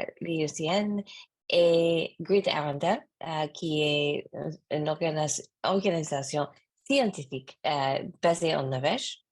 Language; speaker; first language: French; non-native, learner; English